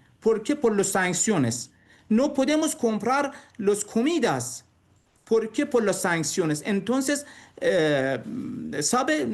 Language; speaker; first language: Spanish; non-native, learner; Persian